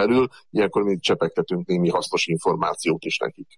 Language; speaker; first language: Hungarian; native; Hungarian